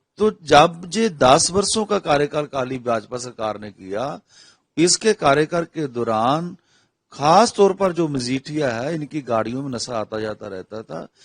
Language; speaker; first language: Hindi; non-native, local second language; Punjabi